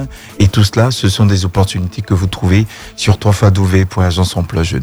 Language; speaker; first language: French; native; French